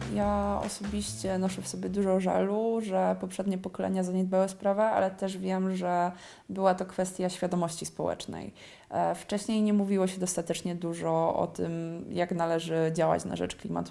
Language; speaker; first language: Polish; native; Polish